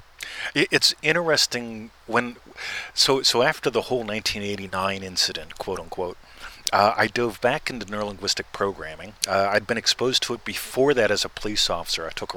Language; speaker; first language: English; native; English